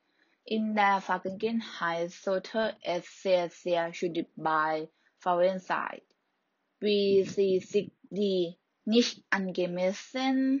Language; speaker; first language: German; non-native, learner; Thai